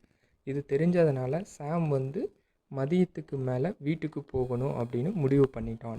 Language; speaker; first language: Tamil; native; Tamil